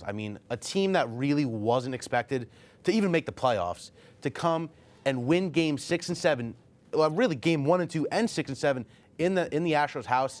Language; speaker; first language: English; native; English